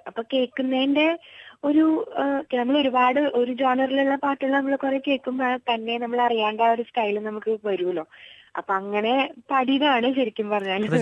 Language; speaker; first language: Malayalam; early bilingual, heritage; Malayalam